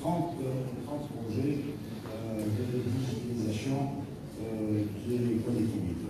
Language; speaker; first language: French; non-native, local second language; Arabic